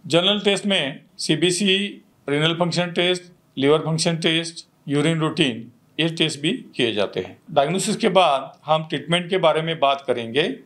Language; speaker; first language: Hindi; non-native, local second language; Marathi